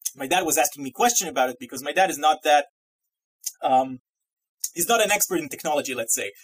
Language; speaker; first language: English; non-native, fluent; Hebrew